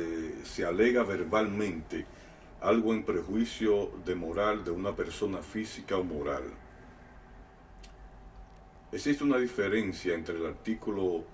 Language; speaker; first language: Spanish; native; Spanish